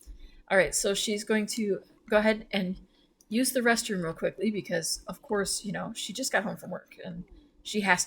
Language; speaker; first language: English; native; English